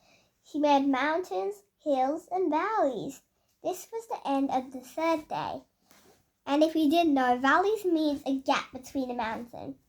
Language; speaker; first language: English; native; English